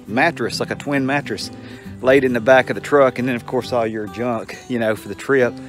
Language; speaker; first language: English; native; English